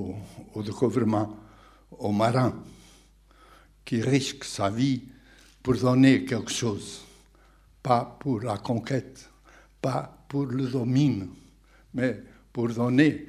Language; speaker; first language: French; non-native, fluent; Portuguese